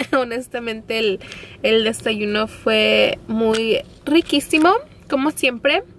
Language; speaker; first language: Spanish; early bilingual, heritage; Spanish